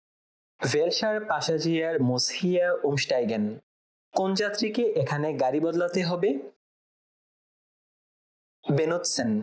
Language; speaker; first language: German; non-native, fluent; Bangla